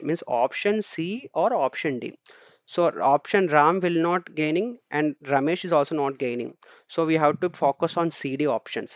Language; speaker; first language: English; non-native, local second language; Telugu